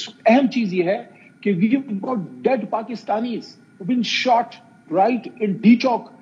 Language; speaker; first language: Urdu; non-native, local second language; Pashto